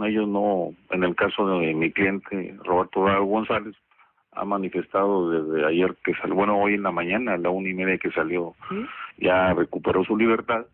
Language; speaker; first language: Spanish; native; Spanish